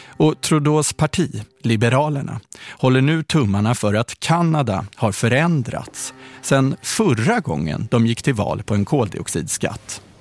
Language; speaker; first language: Swedish; native; Swedish